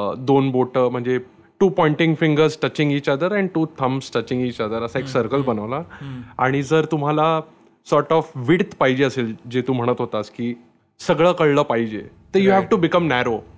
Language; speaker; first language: Marathi; native; Marathi